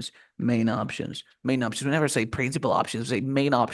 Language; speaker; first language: English; non-native, fluent; Spanish